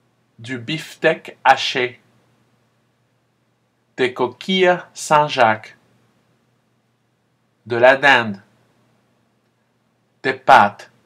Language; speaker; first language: French; non-native, fluent; Spanish